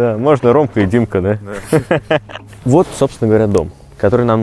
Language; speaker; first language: Russian; native; Russian